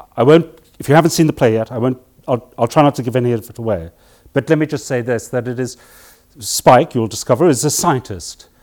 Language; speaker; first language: English; native; English